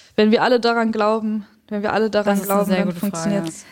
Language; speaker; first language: German; native; German